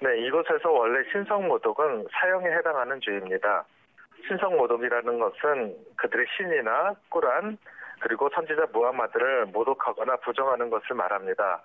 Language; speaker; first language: Korean; native; Korean